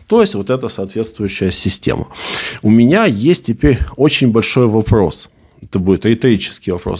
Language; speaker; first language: Russian; native; Russian